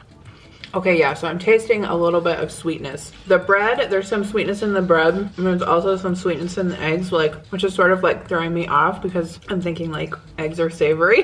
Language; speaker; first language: English; native; English